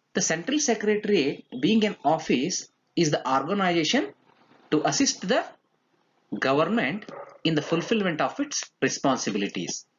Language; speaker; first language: English; non-native, local second language; Kannada